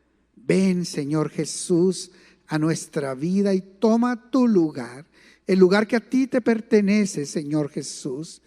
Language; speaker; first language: Spanish; native; Spanish